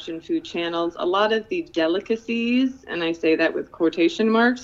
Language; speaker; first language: English; non-native, local second language; Filipino